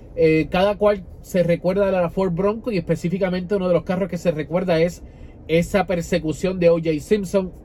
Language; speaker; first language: Spanish; native; Spanish